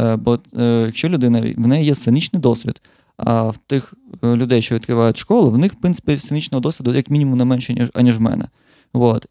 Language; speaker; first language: Ukrainian; non-native, local second language; Russian